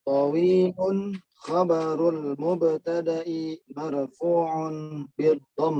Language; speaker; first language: Arabic; non-native, learner; Indonesian